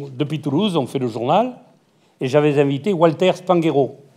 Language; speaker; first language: French; native; French